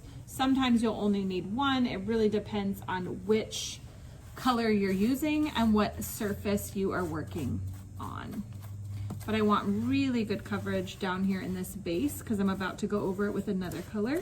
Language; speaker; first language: English; native; English